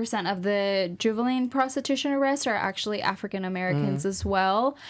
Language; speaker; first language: English; native; English